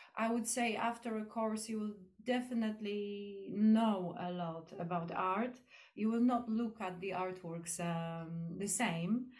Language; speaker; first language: English; non-native, fluent; Polish